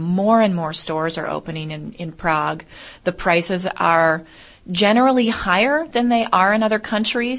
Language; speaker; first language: English; native; English